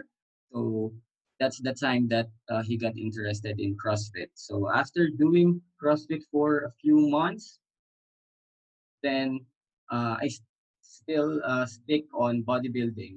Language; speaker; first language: English; non-native, local second language; Filipino